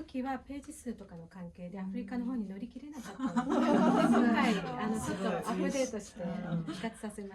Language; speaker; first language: Japanese; native; Japanese